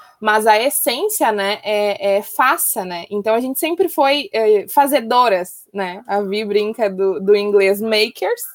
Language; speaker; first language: Portuguese; native; Portuguese